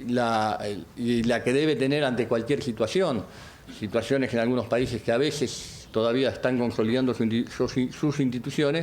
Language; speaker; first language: Spanish; native; Spanish